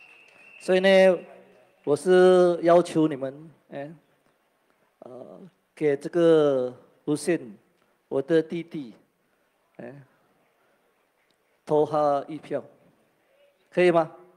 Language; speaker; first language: Chinese; non-native, local second language; Malay